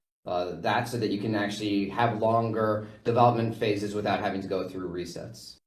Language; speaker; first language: English; native; English